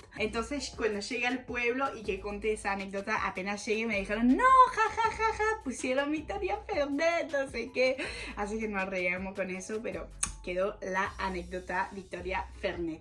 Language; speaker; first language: Spanish; non-native, fluent; French